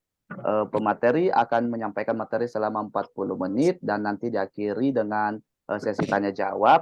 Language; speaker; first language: Indonesian; native; Indonesian